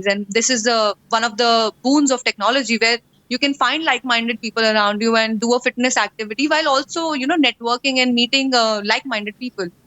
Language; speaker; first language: English; non-native, local second language; Hindi